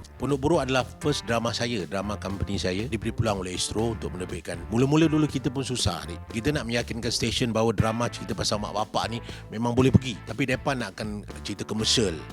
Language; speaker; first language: Malay; native; Malay